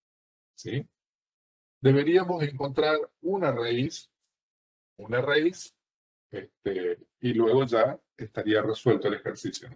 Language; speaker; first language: Spanish; native; Spanish